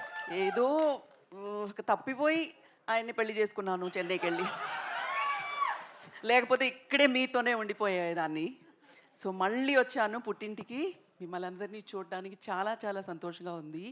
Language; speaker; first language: Telugu; non-native, local second language; Tamil